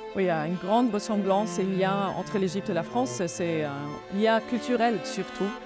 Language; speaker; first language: French; non-native, fluent; Arabic